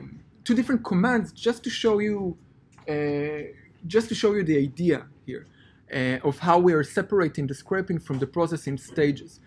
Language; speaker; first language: English; non-native, fluent; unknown